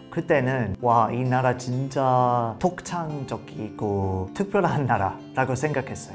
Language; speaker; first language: Korean; non-native, learner; English